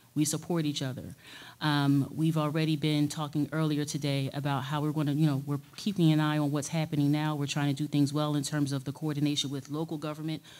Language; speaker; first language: English; native; English